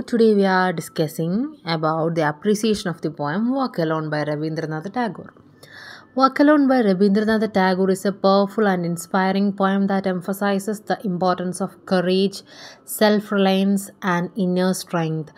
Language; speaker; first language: English; non-native, local second language; Malayalam